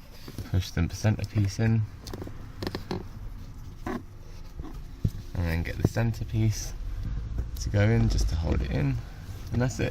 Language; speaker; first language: English; native; English